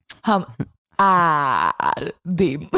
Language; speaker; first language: Swedish; native; Swedish